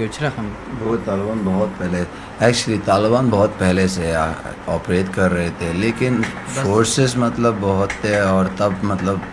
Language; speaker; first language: Hindi; non-native, fluent; Persian